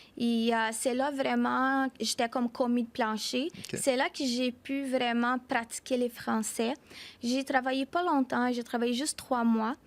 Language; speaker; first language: French; non-native, fluent; Portuguese